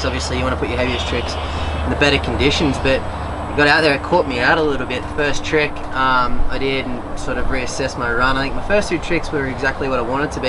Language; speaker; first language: English; native; English